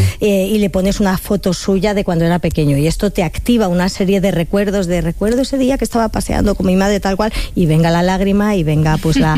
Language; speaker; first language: Spanish; native; Spanish